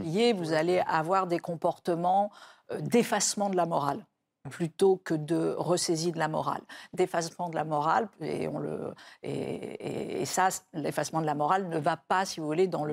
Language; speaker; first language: French; native; French